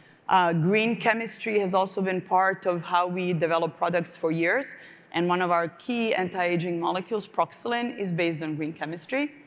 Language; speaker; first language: English; non-native, fluent; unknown